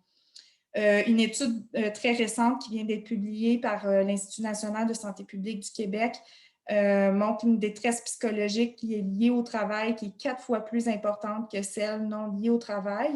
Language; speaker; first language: French; native; French